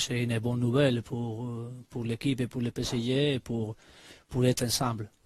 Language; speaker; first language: French; non-native, learner; Spanish